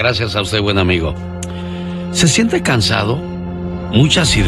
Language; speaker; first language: Spanish; native; Spanish